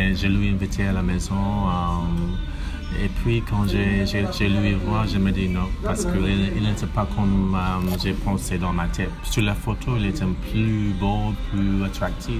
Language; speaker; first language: French; non-native, learner; English